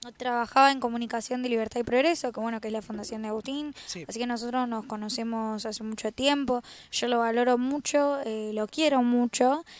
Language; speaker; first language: Spanish; native; Spanish